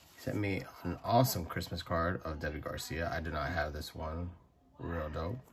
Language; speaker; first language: English; native; English